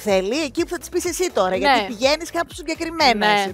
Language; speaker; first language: Greek; native; Greek